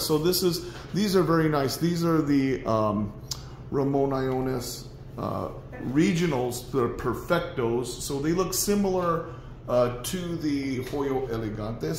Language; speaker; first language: English; native; English